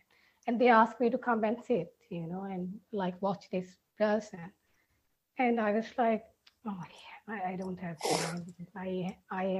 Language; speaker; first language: English; non-native, local second language; Sinhala